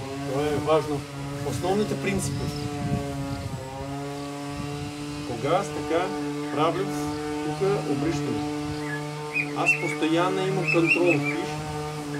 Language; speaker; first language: Bulgarian; non-native, learner; Russian